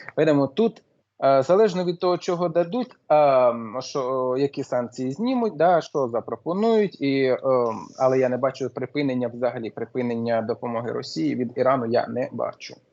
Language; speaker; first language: Ukrainian; non-native, local second language; Russian